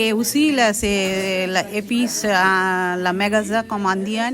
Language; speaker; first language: French; non-native, learner; Bangla